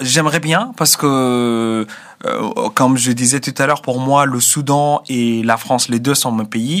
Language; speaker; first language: French; non-native, fluent; Arabic